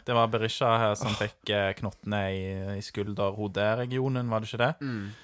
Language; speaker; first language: Norwegian; native; Norwegian